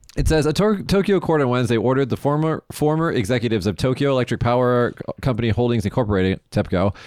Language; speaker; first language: English; native; English